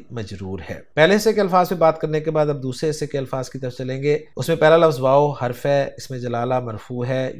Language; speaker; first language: Urdu; native; Urdu